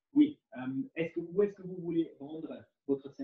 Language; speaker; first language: French; non-native, fluent; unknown